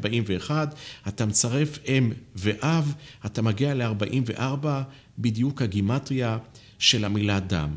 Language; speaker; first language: Hebrew; native; Hebrew